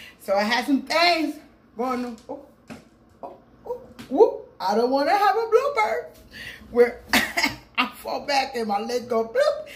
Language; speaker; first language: English; native; English